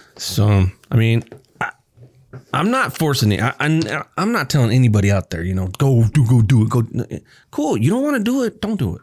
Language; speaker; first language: English; native; English